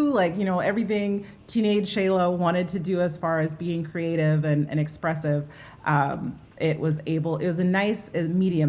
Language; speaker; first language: English; early bilingual, other home language; Yoruba